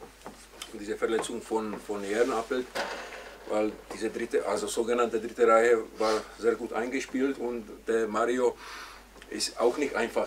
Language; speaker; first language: German; non-native, fluent; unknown